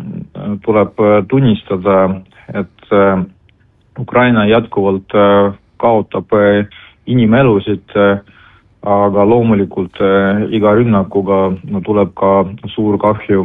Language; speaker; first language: Estonian; non-native, local second language; Russian